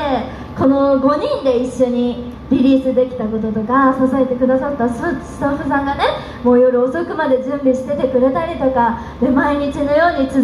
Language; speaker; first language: Japanese; native; Japanese